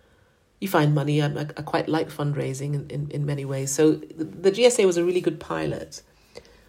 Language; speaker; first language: English; native; English